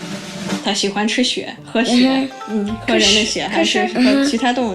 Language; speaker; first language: Chinese; native; Chinese